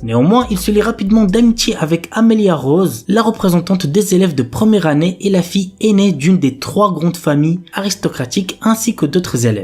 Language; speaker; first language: French; native; French